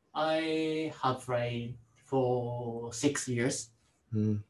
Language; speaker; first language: English; non-native, learner; Japanese